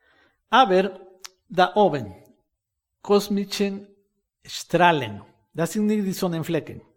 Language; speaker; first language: German; non-native, fluent; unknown